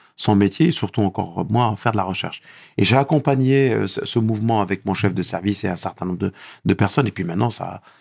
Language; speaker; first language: French; non-native, local second language; Arabic